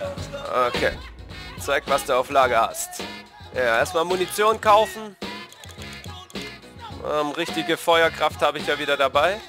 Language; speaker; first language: German; native; German